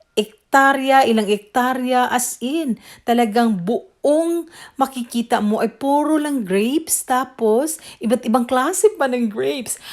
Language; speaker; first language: Filipino; native; Filipino